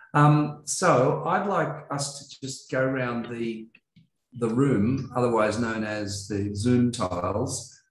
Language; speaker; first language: English; native; English